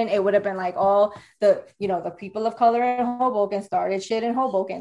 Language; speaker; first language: English; native; English